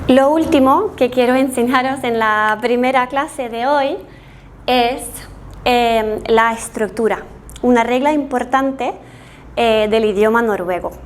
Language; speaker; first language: Spanish; non-native, fluent; Norwegian